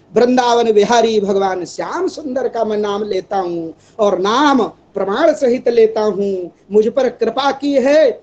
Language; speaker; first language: Hindi; native; Hindi